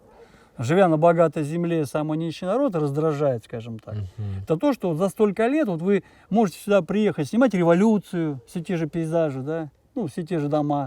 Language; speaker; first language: Russian; native; Russian